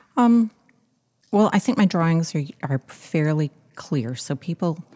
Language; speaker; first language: English; native; English